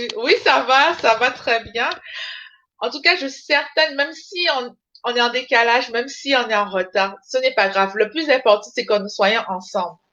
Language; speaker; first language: French; native; French